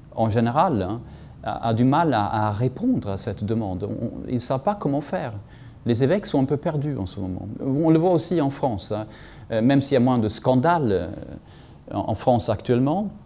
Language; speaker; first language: French; non-native, fluent; Swedish